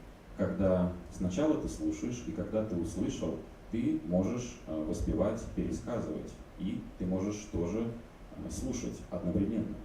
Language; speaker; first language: Russian; native; Russian